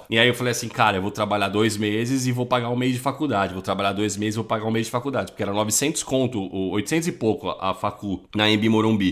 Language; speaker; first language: Portuguese; native; Portuguese